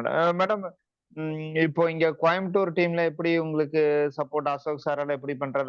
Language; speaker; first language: Tamil; native; Tamil